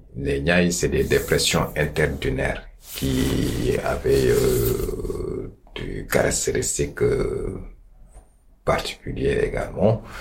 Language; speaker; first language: French; non-native, local second language; Wolof